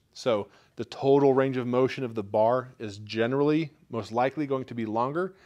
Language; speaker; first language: English; native; English